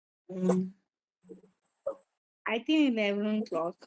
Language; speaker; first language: English; non-native, learner; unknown